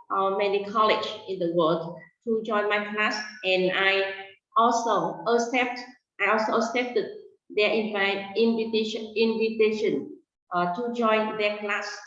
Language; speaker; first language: English; non-native, fluent; Vietnamese